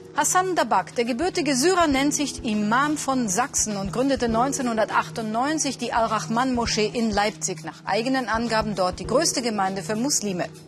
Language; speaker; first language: German; native; German